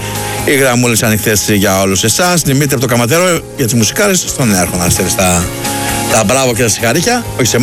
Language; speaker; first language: Greek; native; Greek